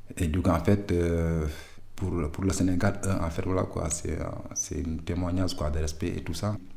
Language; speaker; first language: French; non-native, local second language; Wolof